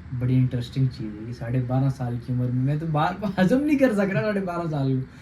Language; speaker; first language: Urdu; native; Urdu